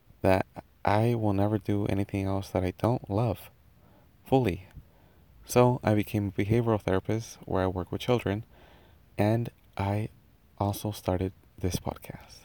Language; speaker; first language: English; early bilingual, other home language; Spanish